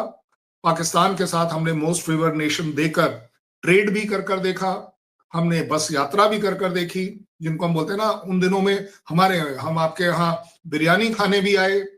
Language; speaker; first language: Hindi; native; Hindi